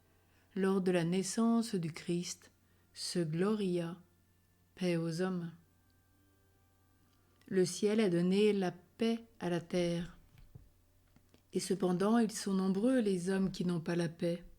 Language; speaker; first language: French; native; French